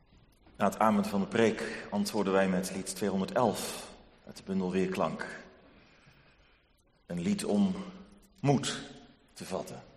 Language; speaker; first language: Dutch; native; Dutch